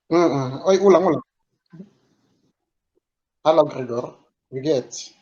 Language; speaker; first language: German; non-native, learner; Indonesian